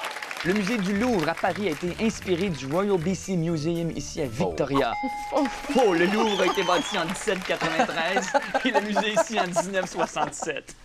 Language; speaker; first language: French; native; French